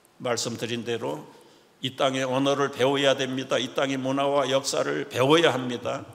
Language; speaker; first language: Korean; native; Korean